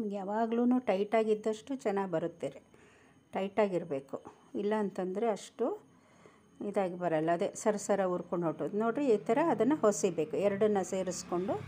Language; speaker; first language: Kannada; non-native, local second language; Telugu